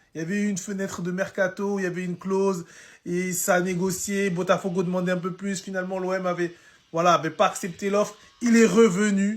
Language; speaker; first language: French; native; French